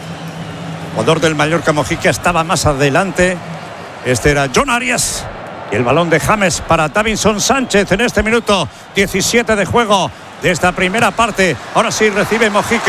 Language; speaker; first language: Spanish; native; Spanish